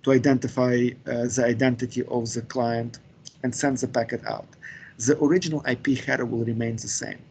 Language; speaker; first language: English; non-native, fluent; Ukrainian